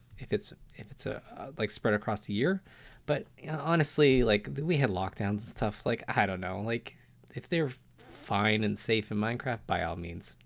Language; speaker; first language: English; native; English